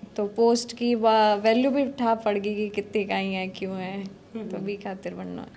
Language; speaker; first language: Hindi; native; Hindi